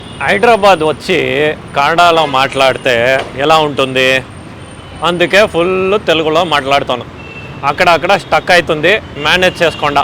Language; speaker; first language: Telugu; non-native, learner; Kannada